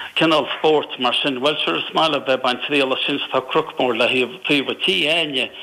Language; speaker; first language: Irish; native; Irish